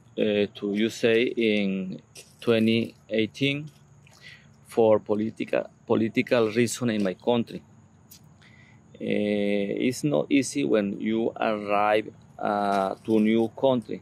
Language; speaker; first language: English; non-native, learner; Spanish